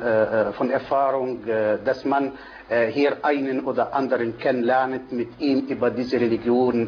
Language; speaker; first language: German; non-native, fluent; Arabic